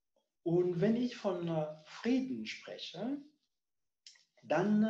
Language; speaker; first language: German; non-native, fluent; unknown